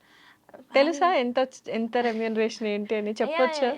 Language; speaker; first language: Telugu; native; Telugu